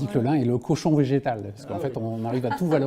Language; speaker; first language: French; native; French